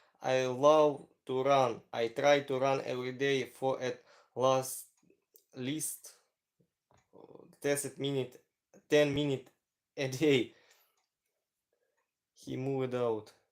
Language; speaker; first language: English; non-native, learner; Ukrainian